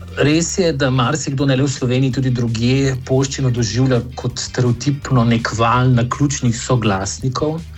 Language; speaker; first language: Slovenian; native; Slovenian